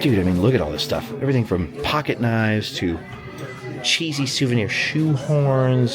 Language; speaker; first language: English; native; English